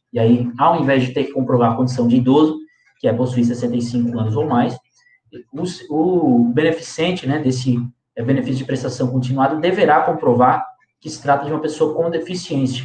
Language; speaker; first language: Portuguese; native; Portuguese